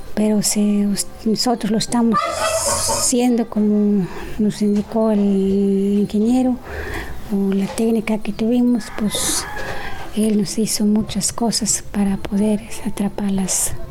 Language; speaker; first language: Spanish; native; Spanish